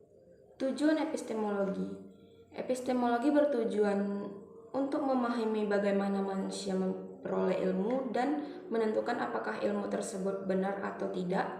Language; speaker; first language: Indonesian; native; Indonesian